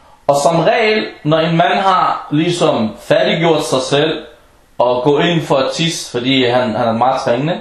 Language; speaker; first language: Danish; non-native, fluent; Arabic